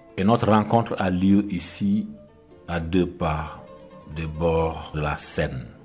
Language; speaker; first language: French; non-native, local second language; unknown